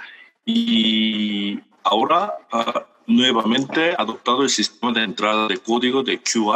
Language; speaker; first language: Spanish; non-native, fluent; Korean